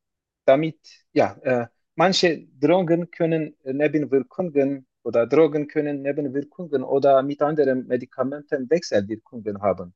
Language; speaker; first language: German; non-native, learner; Turkish